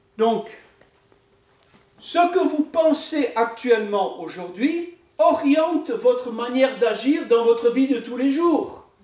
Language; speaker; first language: French; non-native, fluent; English